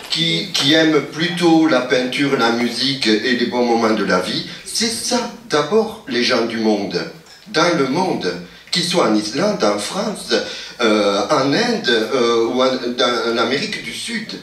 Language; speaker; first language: French; native; French